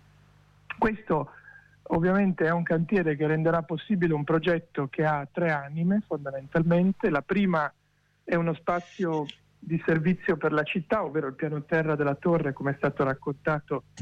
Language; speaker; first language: Italian; native; Italian